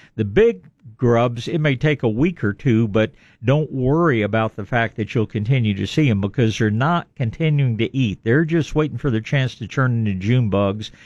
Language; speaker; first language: English; native; English